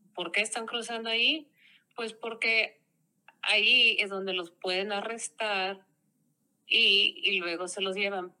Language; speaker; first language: Spanish; early bilingual, heritage; Spanish